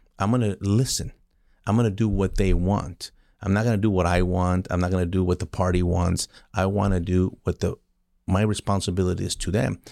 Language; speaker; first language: English; early bilingual, other home language; Spanish